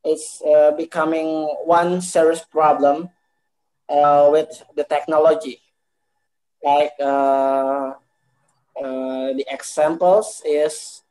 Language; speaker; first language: English; non-native, learner; Indonesian